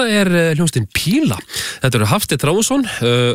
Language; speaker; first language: Icelandic; native; Icelandic